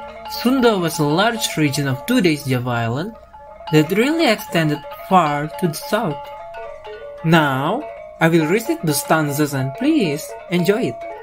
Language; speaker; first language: English; non-native, fluent; Indonesian